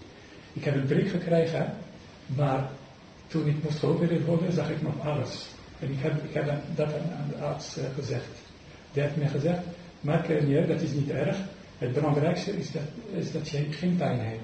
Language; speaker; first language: Dutch; non-native, fluent; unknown